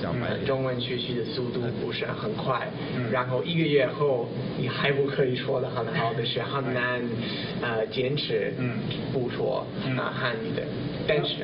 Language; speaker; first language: Chinese; non-native, learner; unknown